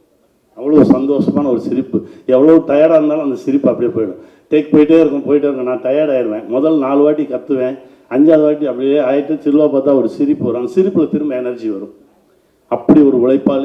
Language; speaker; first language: Tamil; native; Tamil